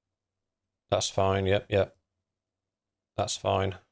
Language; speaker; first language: English; native; English